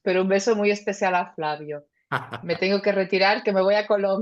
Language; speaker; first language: Spanish; native; Spanish